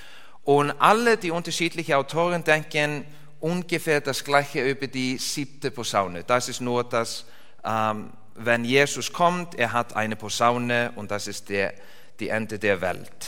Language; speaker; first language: German; non-native, learner; Icelandic